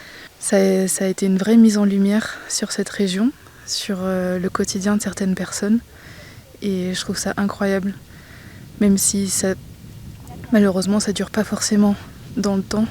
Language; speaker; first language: French; native; French